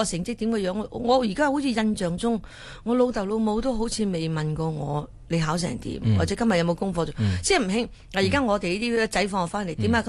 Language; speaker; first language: Cantonese; early bilingual, heritage; Cantonese